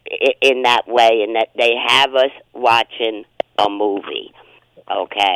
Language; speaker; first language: English; native; English